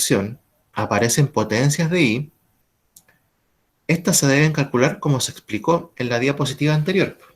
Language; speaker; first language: Spanish; native; Spanish